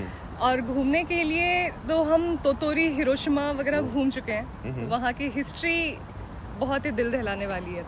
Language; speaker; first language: Hindi; native; Hindi